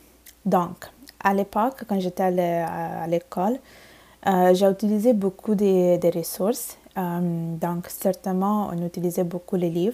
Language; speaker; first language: French; non-native, fluent; Bangla